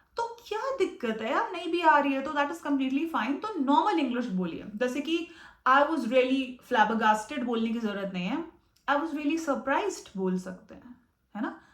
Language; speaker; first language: Hindi; native; Hindi